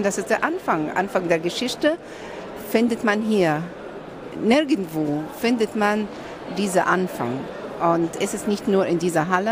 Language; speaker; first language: German; non-native, fluent; Arabic